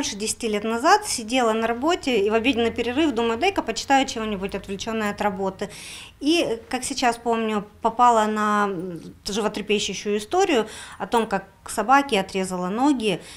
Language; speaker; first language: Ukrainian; non-native, local second language; Russian